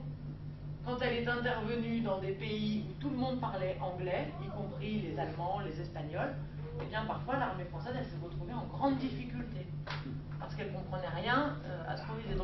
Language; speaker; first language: French; native; French